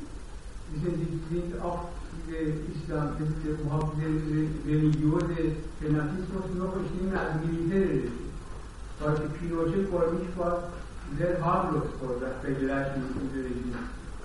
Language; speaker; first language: German; non-native, learner; Persian